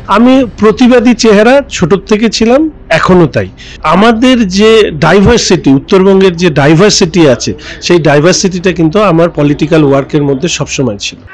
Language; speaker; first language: Bangla; native; Bangla